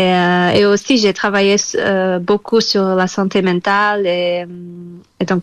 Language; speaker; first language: French; non-native, fluent; Portuguese